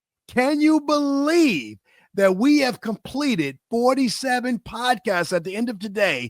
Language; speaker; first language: English; native; English